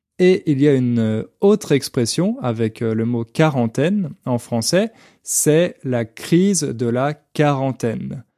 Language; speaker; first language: French; native; French